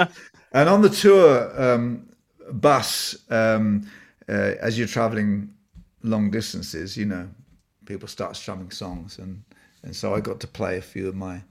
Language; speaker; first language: English; native; English